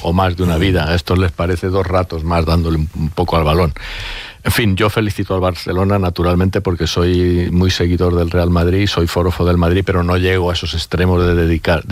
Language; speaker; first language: Spanish; native; Spanish